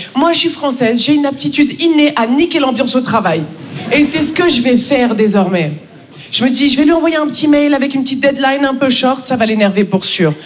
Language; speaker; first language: French; native; French